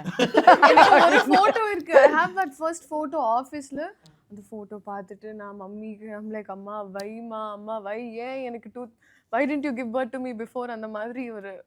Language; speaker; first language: Tamil; non-native, learner; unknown